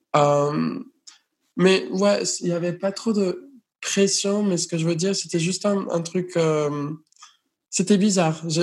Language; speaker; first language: French; non-native, fluent; Spanish